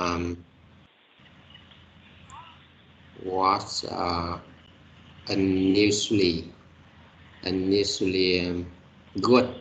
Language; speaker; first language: English; non-native, learner; Vietnamese